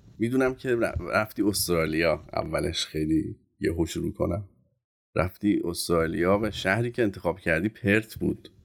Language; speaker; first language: Persian; non-native, local second language; Azerbaijani